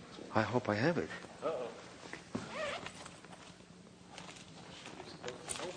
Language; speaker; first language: English; non-native, fluent; Polish